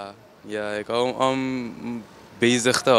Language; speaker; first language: Dutch; non-native, local second language; Papiamento